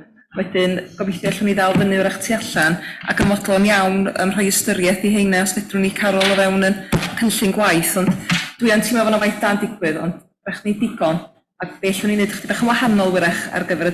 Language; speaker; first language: Welsh; native; Welsh